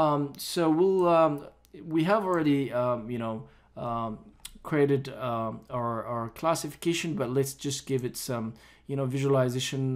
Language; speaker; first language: English; non-native, fluent; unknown